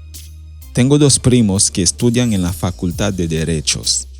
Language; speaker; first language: Spanish; non-native, fluent; Haitian Creole